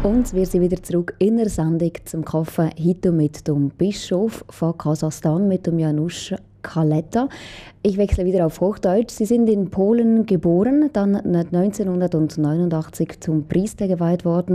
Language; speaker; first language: German; native; German